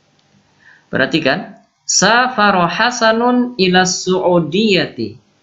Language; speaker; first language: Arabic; non-native, fluent; Indonesian